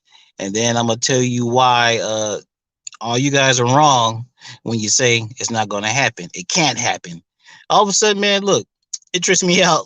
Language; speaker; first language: English; native; English